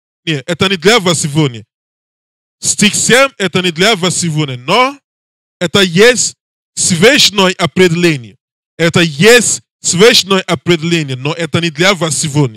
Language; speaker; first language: Russian; non-native, learner; English